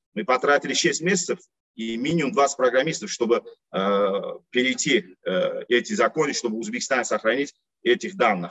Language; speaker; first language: Russian; non-native, local second language; Uzbek